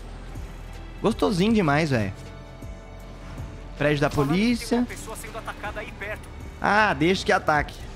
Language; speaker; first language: Portuguese; native; Portuguese